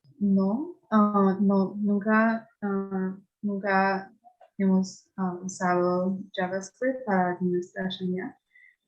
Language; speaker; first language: Spanish; non-native, fluent; English